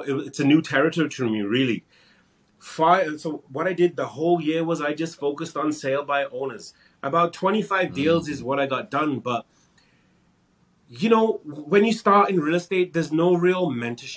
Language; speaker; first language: English; native; English